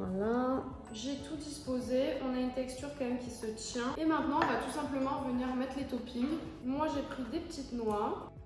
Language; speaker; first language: French; native; French